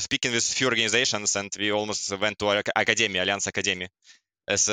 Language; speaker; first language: English; non-native, learner; Russian